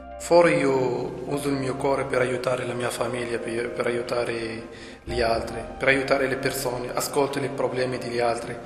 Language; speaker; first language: Italian; non-native, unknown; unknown